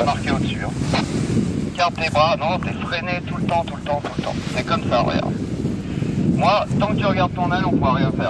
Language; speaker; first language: French; native; French